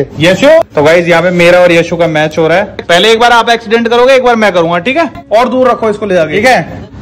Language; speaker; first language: Hindi; native; Hindi